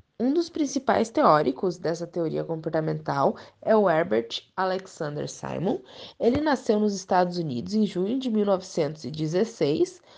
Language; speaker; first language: Portuguese; native; Portuguese